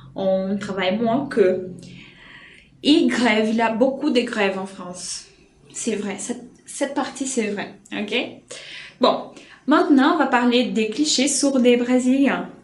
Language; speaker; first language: French; non-native, fluent; Portuguese